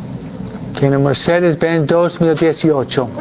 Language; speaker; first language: Spanish; non-native, fluent; English